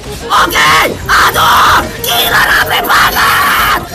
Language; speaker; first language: Indonesian; native; Indonesian